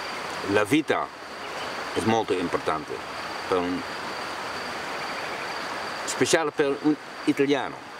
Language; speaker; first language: Italian; non-native, learner; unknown